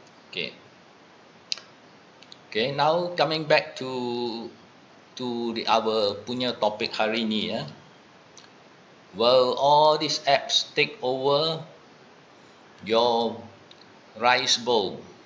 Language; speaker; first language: English; non-native, local second language; Malay